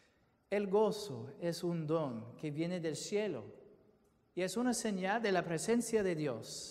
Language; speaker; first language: Spanish; non-native, fluent; English